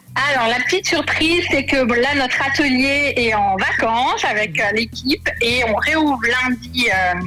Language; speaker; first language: French; native; French